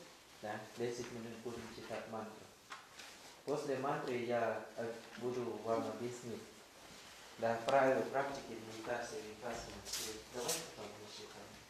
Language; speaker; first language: Russian; non-native, learner; Thai